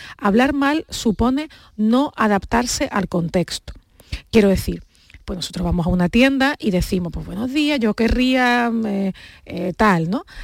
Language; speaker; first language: Spanish; native; Spanish